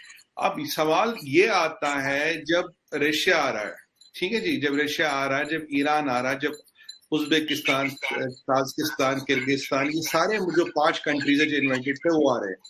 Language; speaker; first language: Hindi; native; Hindi